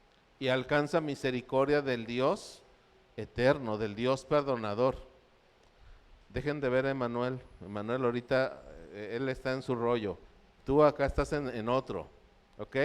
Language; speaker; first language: Spanish; native; Spanish